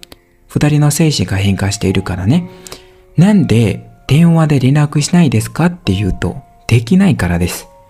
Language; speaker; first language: Japanese; non-native, learner; Burmese